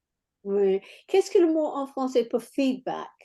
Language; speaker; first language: French; non-native, learner; English